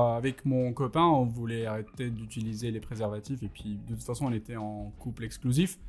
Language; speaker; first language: French; non-native, fluent; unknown